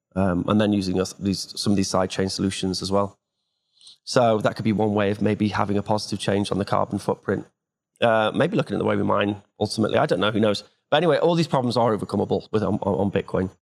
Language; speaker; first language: English; native; English